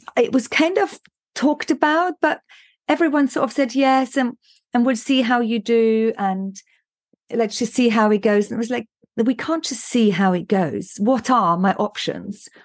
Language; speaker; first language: English; non-native, fluent; German